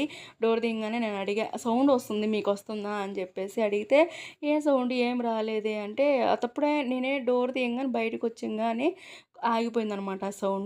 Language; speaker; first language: Telugu; native; Telugu